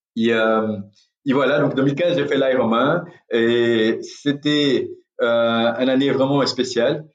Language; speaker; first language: French; non-native, fluent; Portuguese